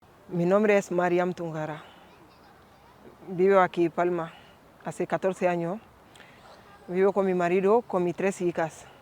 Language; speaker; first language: Spanish; non-native, learner; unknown